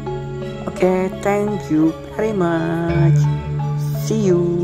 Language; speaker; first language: English; non-native, learner; Indonesian